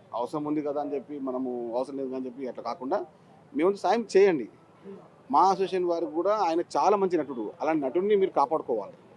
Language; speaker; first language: Telugu; native; Telugu